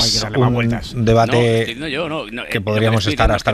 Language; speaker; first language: Spanish; native; Spanish